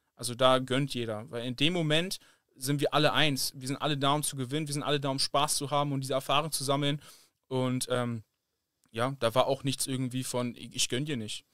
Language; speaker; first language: German; native; German